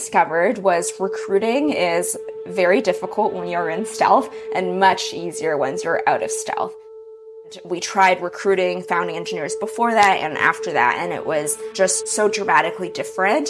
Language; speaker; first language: English; early bilingual, other home language; Chinese